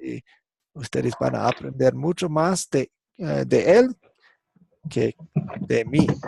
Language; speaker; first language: Spanish; non-native, fluent; English